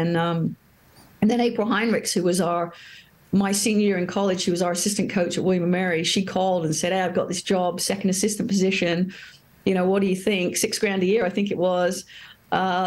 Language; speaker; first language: English; native; English